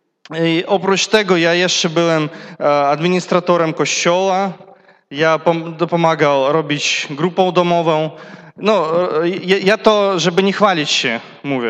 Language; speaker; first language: Polish; non-native, learner; Russian